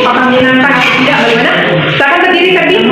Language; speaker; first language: Indonesian; native; Indonesian